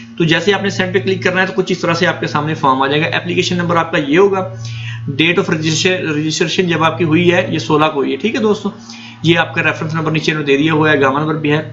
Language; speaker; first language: Hindi; non-native, local second language; Punjabi